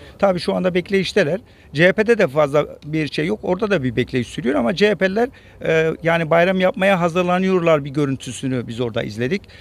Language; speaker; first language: Turkish; native; Turkish